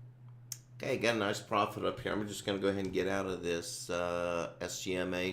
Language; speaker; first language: English; native; English